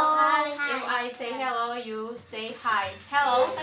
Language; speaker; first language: English; non-native, learner; Indonesian